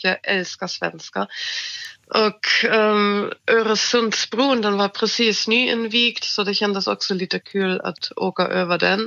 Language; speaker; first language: Swedish; non-native, fluent; German